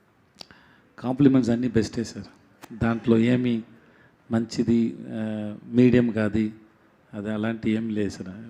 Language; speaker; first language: Telugu; non-native, learner; Tamil